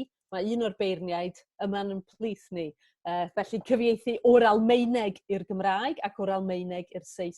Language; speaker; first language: Welsh; native; Welsh